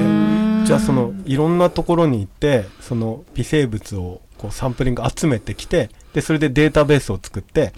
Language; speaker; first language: Japanese; native; Japanese